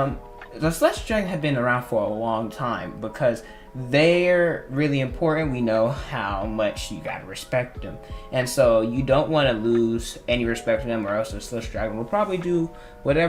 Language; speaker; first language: English; native; English